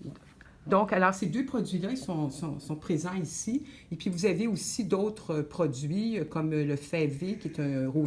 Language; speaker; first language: French; native; French